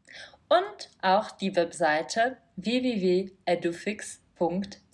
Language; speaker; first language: German; non-native, fluent; Czech